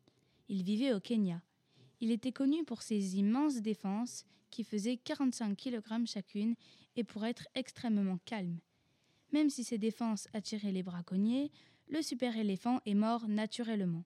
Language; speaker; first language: French; native; French